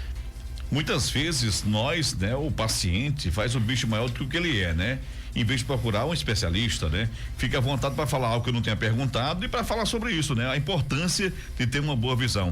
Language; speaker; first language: Portuguese; native; Portuguese